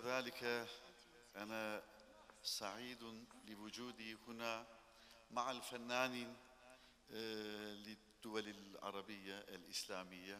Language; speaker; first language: Arabic; non-native, fluent; Turkish